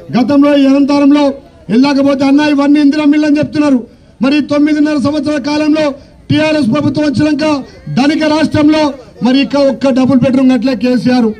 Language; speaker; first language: Telugu; native; Telugu